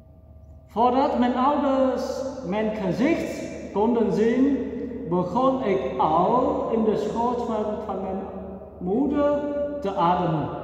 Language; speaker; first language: Dutch; non-native, fluent; Vietnamese